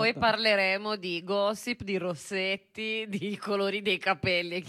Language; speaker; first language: Italian; native; Italian